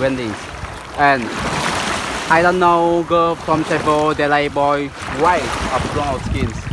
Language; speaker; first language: English; non-native, learner; Vietnamese